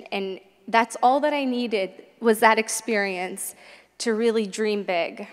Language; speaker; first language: English; native; English